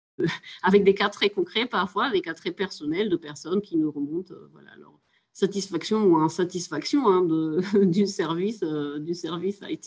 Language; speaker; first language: French; native; French